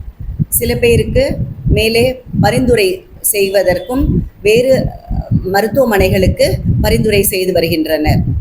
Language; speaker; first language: Tamil; native; Tamil